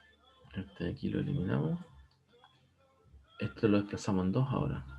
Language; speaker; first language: Spanish; native; Spanish